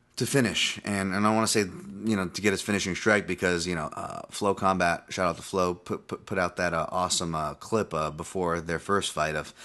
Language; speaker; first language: English; native; English